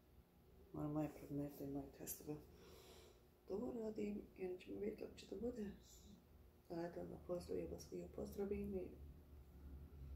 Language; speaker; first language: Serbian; early bilingual, heritage; Bosnian